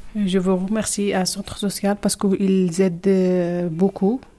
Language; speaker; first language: French; non-native, learner; Arabic